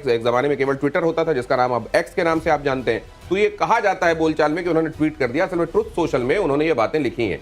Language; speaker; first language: Hindi; native; Hindi